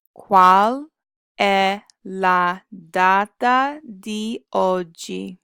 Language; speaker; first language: Italian; non-native, fluent; English